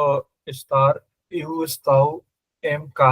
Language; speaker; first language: Portuguese; non-native, learner; Hindi